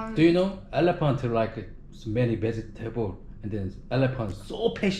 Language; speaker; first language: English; non-native, learner; Korean